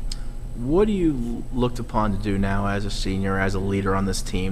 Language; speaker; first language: English; native; English